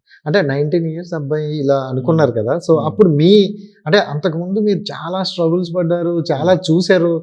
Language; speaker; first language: Telugu; native; Telugu